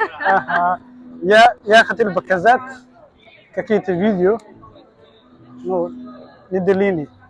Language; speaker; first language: Russian; non-native, learner; Somali